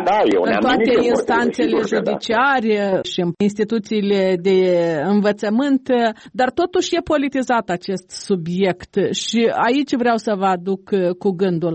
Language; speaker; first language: Romanian; native; Romanian